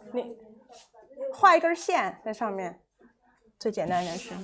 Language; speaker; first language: Chinese; non-native, fluent; English